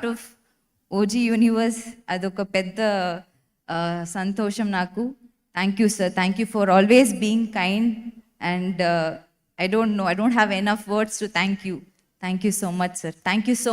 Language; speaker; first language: Telugu; non-native, fluent; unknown